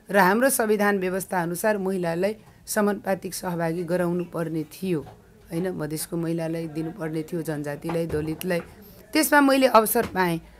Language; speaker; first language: Nepali; non-native, local second language; Maithili